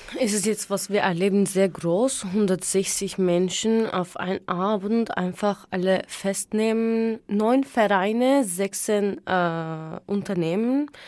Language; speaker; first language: German; non-native, fluent; Turkish